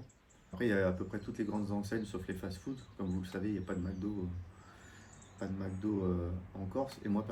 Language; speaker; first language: French; native; French